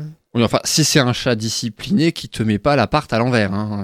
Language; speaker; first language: French; native; French